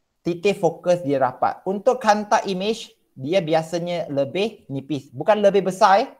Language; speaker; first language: Malay; non-native, local second language; Chinese